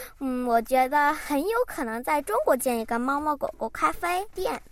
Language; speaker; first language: Chinese; early bilingual, heritage; Chinese